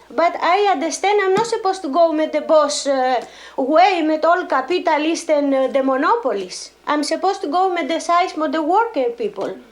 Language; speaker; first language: English; non-native, learner; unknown